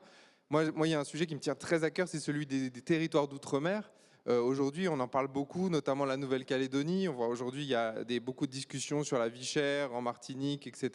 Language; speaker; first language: French; native; French